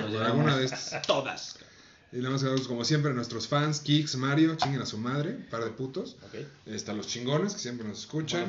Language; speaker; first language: Spanish; native; Spanish